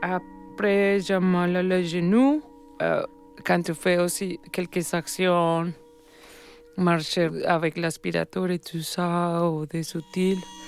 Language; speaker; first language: French; non-native, learner; Spanish